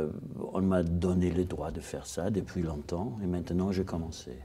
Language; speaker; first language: French; non-native, fluent; German